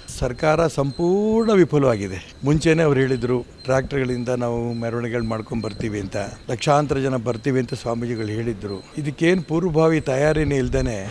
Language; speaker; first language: Kannada; native; Kannada